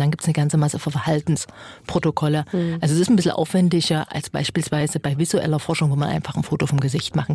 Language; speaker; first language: German; native; German